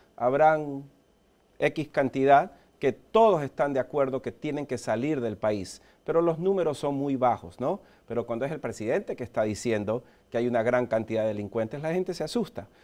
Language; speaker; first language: Spanish; early bilingual, heritage; Spanish